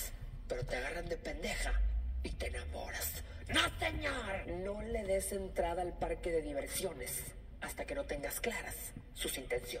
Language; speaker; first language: Spanish; native; Spanish